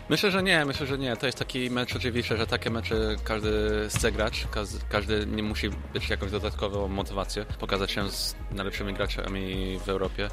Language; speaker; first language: Polish; early bilingual, heritage; Polish